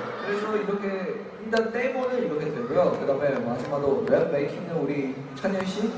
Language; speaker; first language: Korean; non-native, fluent; Chinese